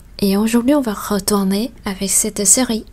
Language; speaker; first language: French; non-native, fluent; Vietnamese